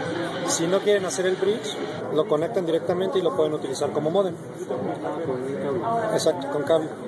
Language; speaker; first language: Spanish; native; Spanish